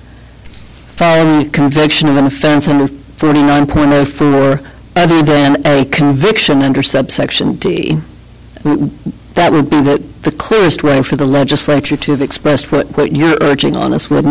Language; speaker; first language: English; native; English